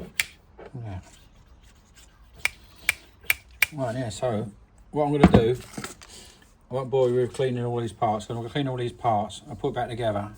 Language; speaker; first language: English; native; English